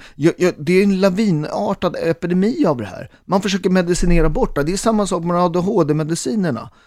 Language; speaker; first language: Swedish; early bilingual, other home language; Italian